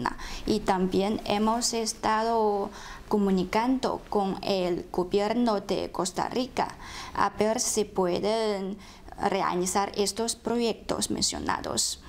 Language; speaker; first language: Spanish; non-native, fluent; Chinese